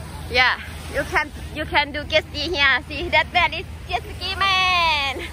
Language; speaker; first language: English; non-native, learner; Thai